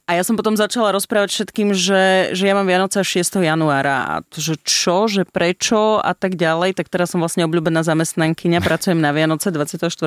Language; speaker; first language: Slovak; native; Slovak